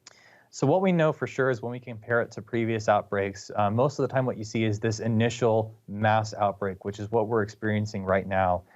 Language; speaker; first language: English; native; English